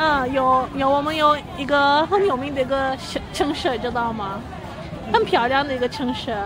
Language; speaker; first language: Chinese; non-native, learner; Turkish